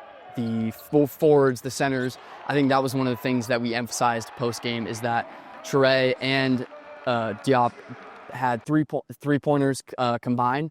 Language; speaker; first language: English; native; English